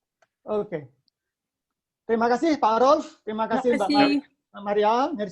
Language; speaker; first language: Indonesian; native; Indonesian